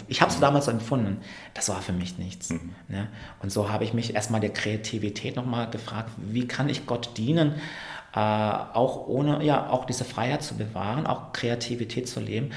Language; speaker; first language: German; early bilingual, other home language; Vietnamese